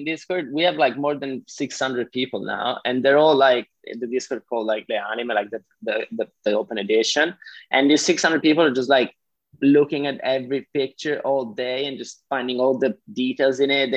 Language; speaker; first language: English; non-native, fluent; Italian